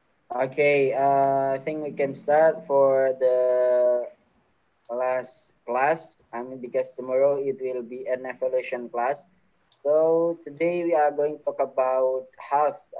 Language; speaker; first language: English; non-native, fluent; Indonesian